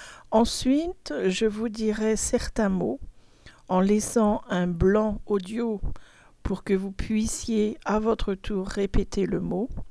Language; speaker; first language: French; native; French